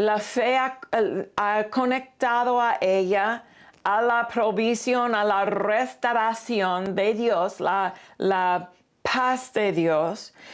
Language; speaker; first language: Spanish; non-native, fluent; English